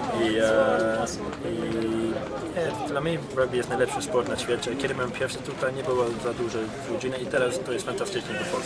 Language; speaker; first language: Polish; non-native, learner; English